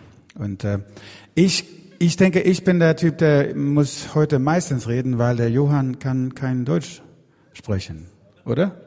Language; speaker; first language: German; non-native, fluent; Swedish